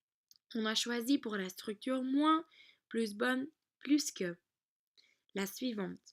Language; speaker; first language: French; non-native, learner; Dutch